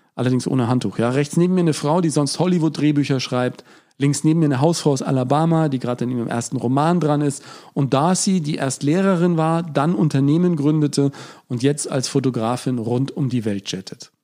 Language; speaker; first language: German; native; German